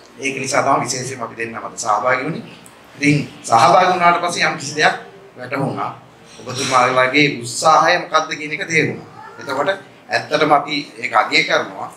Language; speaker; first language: Sinhala; native; Sinhala